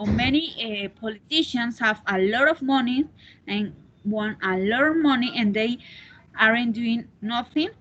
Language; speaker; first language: English; non-native, learner; Spanish